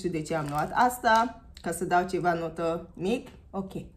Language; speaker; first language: Romanian; non-native, learner; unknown